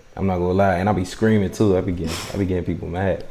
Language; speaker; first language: English; native; English